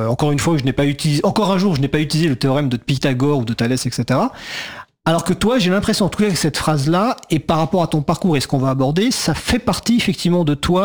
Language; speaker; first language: French; native; French